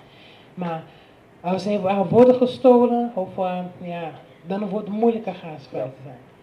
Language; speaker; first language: Dutch; non-native, learner; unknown